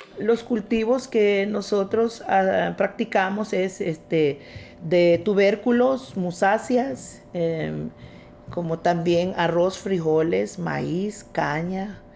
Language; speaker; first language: Spanish; non-native, local second language; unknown